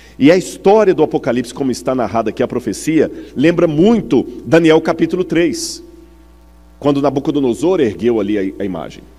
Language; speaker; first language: Portuguese; native; Portuguese